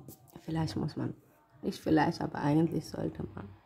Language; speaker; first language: German; non-native, learner; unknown